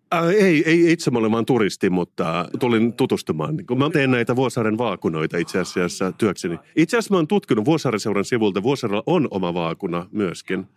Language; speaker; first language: Finnish; native; Finnish